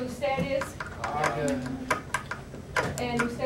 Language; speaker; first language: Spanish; non-native, fluent; English